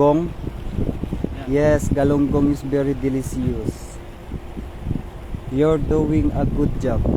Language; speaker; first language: English; non-native, local second language; Filipino